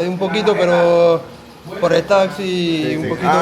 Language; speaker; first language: Spanish; non-native, learner; French